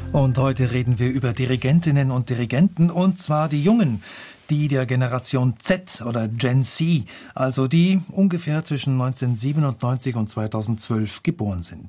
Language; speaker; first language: German; native; German